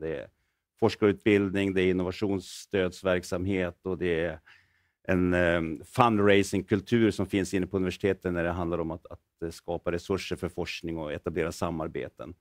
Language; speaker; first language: Swedish; native; Swedish